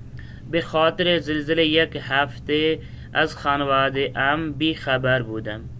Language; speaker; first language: Persian; non-native, fluent; Urdu